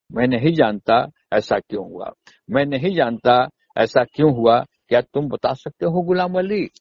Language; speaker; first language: Hindi; native; Hindi